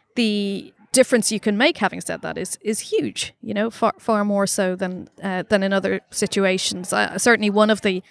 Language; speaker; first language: English; native; English